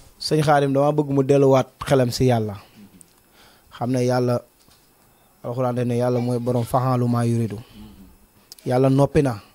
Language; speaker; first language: Wolof; native; Wolof